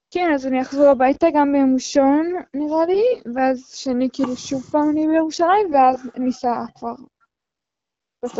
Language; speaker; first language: Hebrew; native; Hebrew